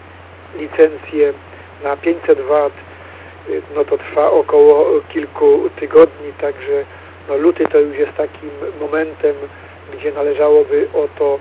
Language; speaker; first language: Polish; native; Polish